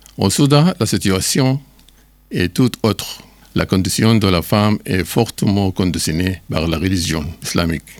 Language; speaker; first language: French; non-native, learner; Arabic